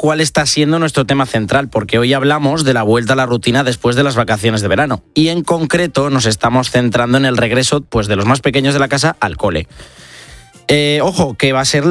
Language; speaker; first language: Spanish; native; Spanish